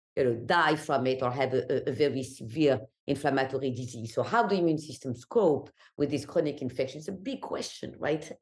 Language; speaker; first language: English; non-native, fluent; Arabic